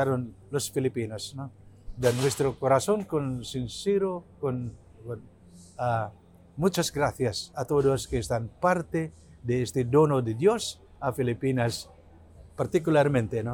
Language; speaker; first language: Spanish; non-native, learner; Cebuano